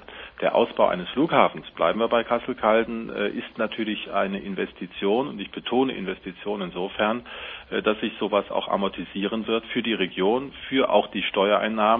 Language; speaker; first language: German; native; German